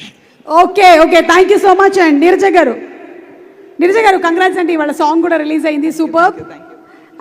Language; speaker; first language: Telugu; native; Telugu